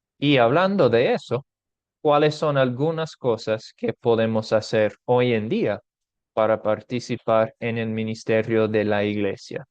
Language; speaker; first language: Spanish; non-native, fluent; English